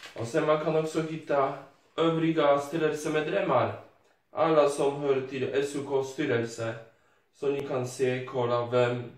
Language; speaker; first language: Swedish; non-native, fluent; Polish